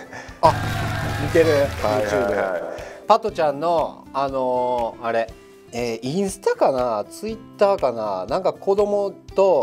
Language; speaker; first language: Japanese; native; Japanese